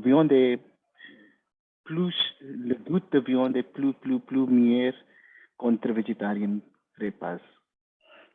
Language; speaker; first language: French; non-native, learner; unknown